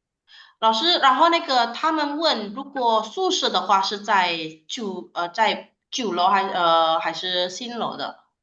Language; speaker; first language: Chinese; non-native, fluent; Indonesian